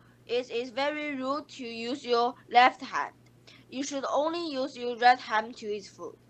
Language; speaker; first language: English; non-native, learner; Chinese